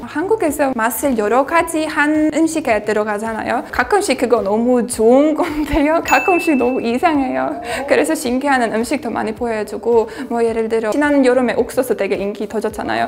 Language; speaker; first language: Korean; non-native, fluent; Latvian